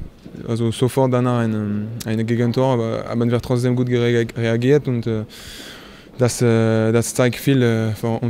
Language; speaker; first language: German; non-native, fluent; French